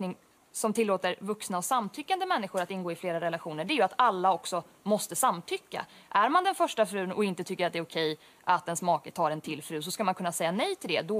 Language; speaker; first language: Swedish; native; Swedish